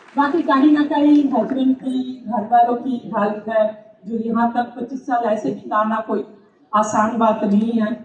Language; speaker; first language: Hindi; non-native, local second language; Bangla